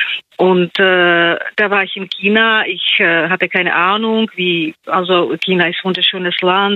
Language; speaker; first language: German; non-native, fluent; Czech